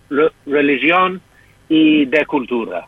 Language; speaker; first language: Spanish; non-native, fluent; English